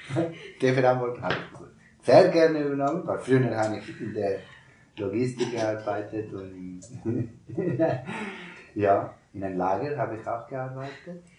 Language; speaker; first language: German; non-native, learner; Spanish